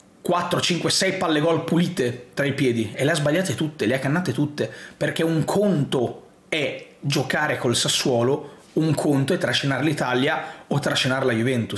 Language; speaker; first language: Italian; native; Italian